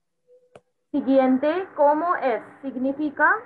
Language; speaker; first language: Spanish; non-native, fluent; Hindi